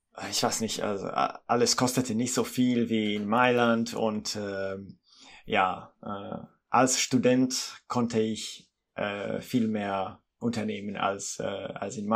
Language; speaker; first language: German; non-native, fluent; Italian